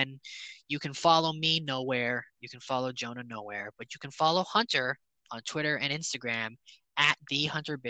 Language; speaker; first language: English; native; English